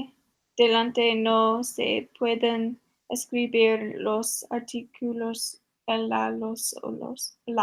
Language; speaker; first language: Spanish; non-native, learner; English